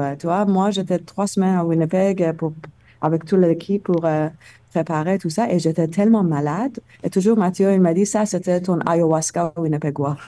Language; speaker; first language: French; non-native, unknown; Persian